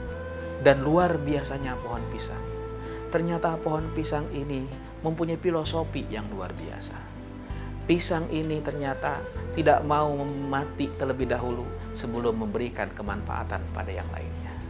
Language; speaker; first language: Indonesian; native; Indonesian